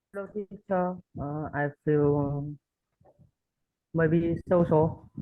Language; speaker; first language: English; non-native, learner; Vietnamese